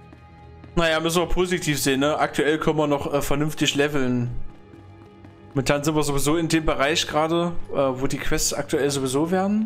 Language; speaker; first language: German; native; German